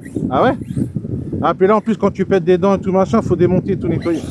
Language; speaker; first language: French; native; French